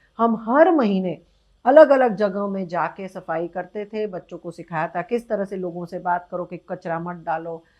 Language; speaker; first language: Hindi; non-native, local second language; Gujarati